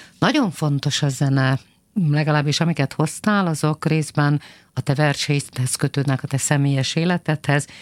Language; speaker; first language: Hungarian; native; Hungarian